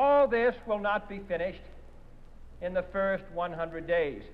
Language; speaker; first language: English; native; English